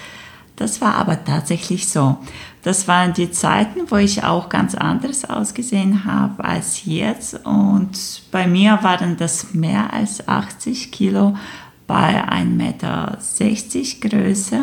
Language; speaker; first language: German; non-native, fluent; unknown